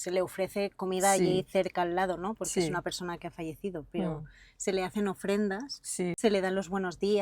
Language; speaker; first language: Spanish; native; Spanish